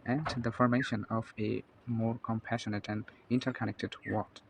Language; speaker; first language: English; non-native, local second language; Bangla